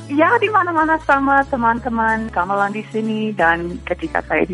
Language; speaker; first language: Indonesian; non-native, fluent; English